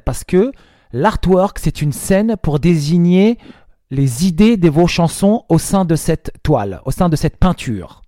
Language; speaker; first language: French; native; French